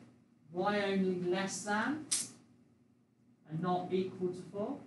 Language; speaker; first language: English; native; English